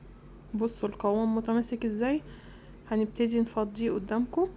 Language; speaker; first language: Arabic; native; Arabic